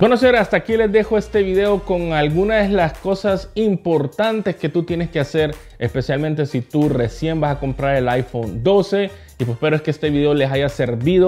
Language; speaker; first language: Spanish; native; Spanish